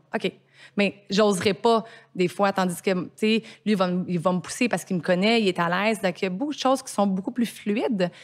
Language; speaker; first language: French; native; French